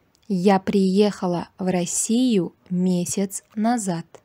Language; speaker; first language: Russian; non-native, local second language; Uzbek